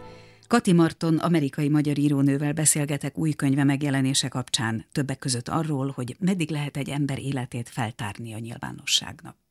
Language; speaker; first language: Hungarian; native; Hungarian